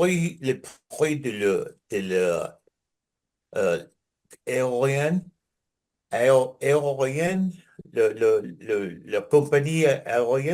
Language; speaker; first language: French; non-native, learner; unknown